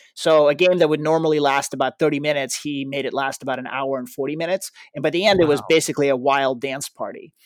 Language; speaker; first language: English; early bilingual, other home language; Russian